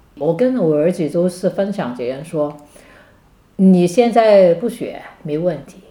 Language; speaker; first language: Chinese; non-native, local second language; Cantonese